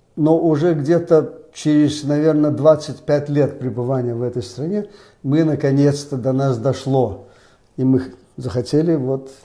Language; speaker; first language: Russian; native; Russian